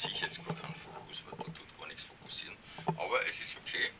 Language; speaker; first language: German; native; German